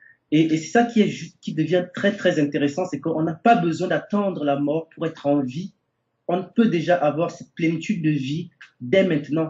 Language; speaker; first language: French; native; French